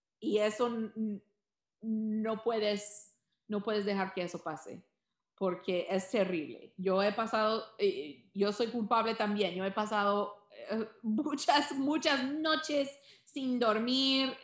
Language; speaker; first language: Spanish; early bilingual, heritage; Spanish